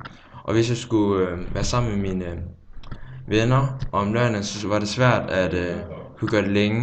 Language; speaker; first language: Danish; early bilingual, other home language; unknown